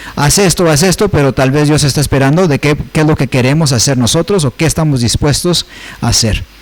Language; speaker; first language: Spanish; early bilingual, heritage; Spanish